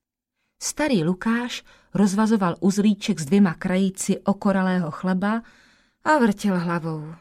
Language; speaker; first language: Czech; native; Czech